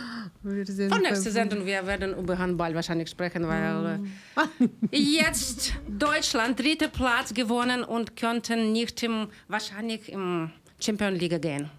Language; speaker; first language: German; non-native, learner; Ukrainian